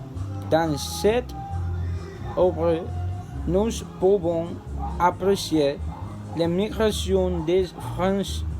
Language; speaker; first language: French; non-native, learner; Spanish